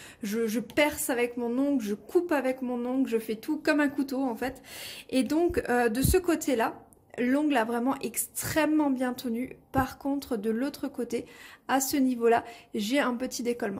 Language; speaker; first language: French; native; French